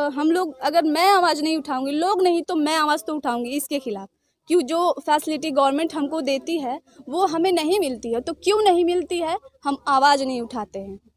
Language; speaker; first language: Hindi; native; Hindi